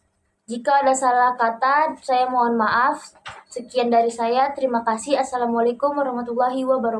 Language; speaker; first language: Indonesian; native; Indonesian